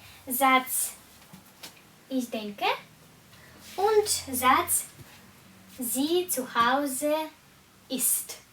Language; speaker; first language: German; non-native, fluent; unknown